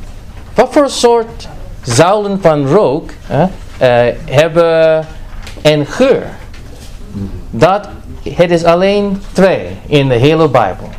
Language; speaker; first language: Dutch; non-native, fluent; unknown